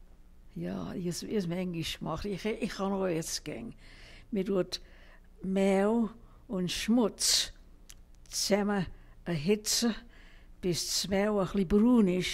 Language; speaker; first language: German; early bilingual, heritage; German